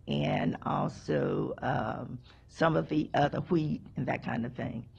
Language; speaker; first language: English; native; English